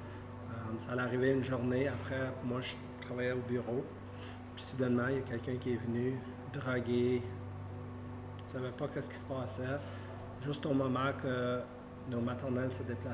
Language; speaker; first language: French; native; French